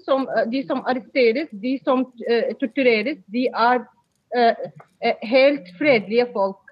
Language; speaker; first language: Norwegian; non-native, fluent; Arabic